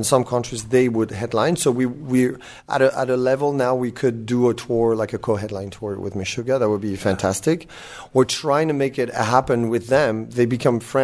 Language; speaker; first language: English; non-native, fluent; French